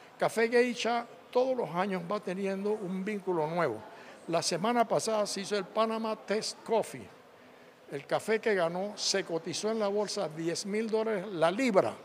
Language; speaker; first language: Spanish; native; Spanish